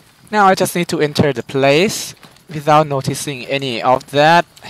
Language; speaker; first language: English; non-native, fluent; Thai